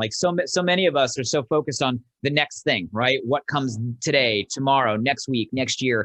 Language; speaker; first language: English; native; English